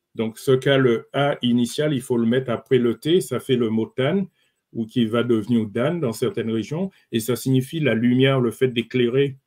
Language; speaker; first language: French; native; French